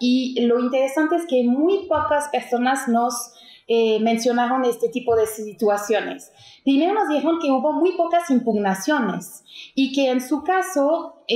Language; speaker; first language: Spanish; native; Spanish